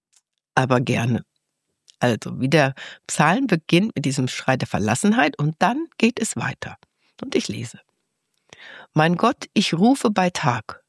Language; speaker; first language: German; native; German